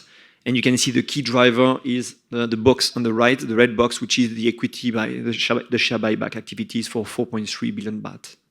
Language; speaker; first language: English; non-native, fluent; French